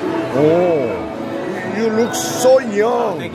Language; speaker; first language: English; non-native, learner; Korean